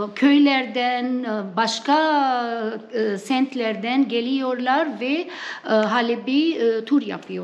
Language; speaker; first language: Turkish; non-native, fluent; Arabic